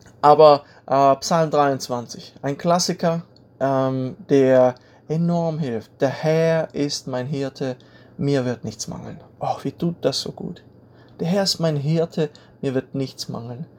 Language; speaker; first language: German; native; German